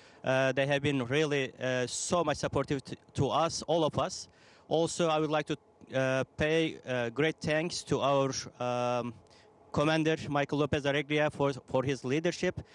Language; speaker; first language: English; non-native, fluent; Turkish